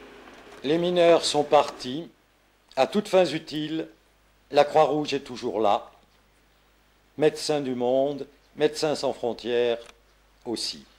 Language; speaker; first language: French; native; French